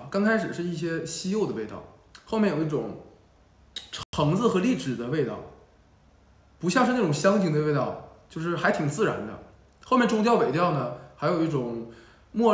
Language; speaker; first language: Chinese; native; Chinese